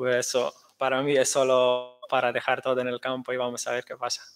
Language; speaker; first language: Spanish; non-native, fluent; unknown